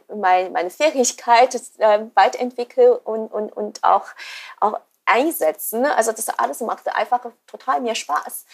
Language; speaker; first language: German; non-native, fluent; Chinese